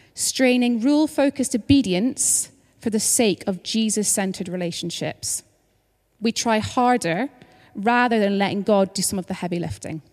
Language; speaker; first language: English; native; English